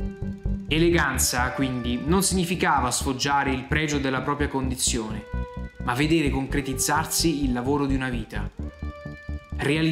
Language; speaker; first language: Italian; native; Italian